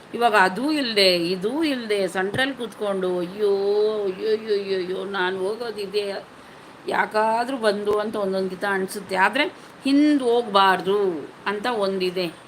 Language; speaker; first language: Kannada; non-native, local second language; Tamil